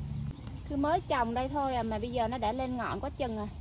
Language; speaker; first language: Vietnamese; native; Vietnamese